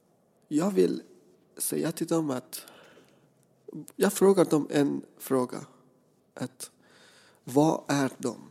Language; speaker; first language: Swedish; non-native, fluent; Persian